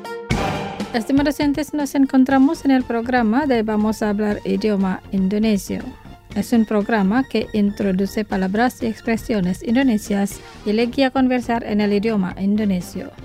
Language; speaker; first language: Spanish; non-native, fluent; Indonesian